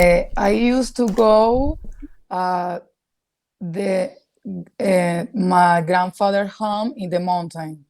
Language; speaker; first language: English; non-native, learner; Spanish